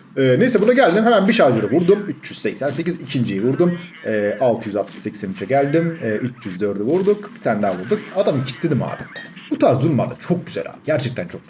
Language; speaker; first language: Turkish; native; Turkish